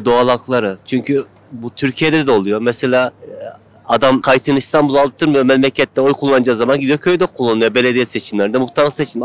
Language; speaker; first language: Turkish; native; Turkish